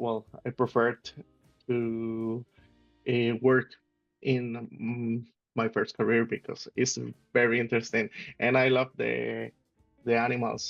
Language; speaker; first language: English; non-native, learner; Spanish